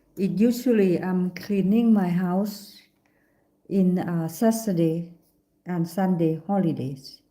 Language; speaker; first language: English; non-native, learner; Thai